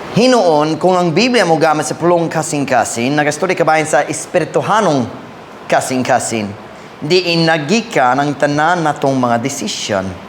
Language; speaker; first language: Cebuano; non-native, fluent; English